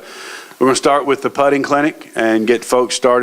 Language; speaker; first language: English; native; English